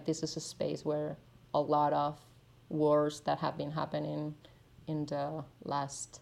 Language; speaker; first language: English; non-native, fluent; Spanish